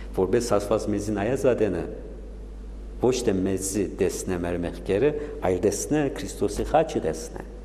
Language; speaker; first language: Armenian; early bilingual, heritage; Armenian